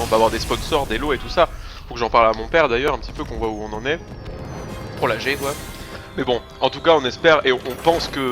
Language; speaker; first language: French; native; French